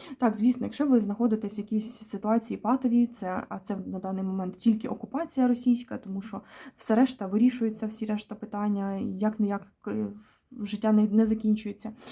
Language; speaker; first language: Ukrainian; native; Ukrainian